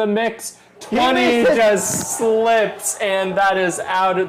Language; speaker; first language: English; native; English